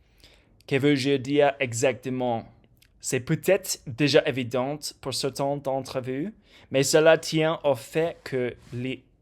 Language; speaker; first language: French; non-native, learner; English